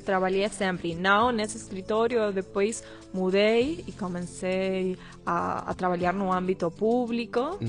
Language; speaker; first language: Portuguese; non-native, fluent; Spanish